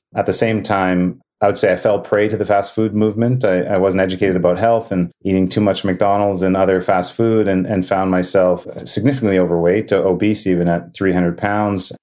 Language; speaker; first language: English; native; English